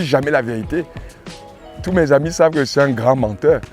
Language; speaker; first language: French; native; French